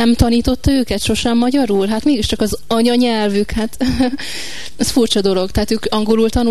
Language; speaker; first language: Hungarian; native; Hungarian